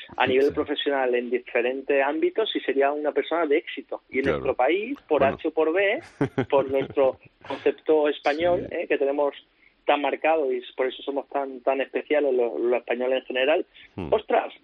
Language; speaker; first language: Spanish; native; Spanish